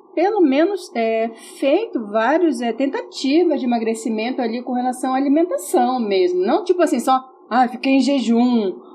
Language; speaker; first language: Portuguese; native; Portuguese